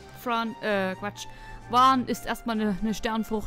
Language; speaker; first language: German; native; German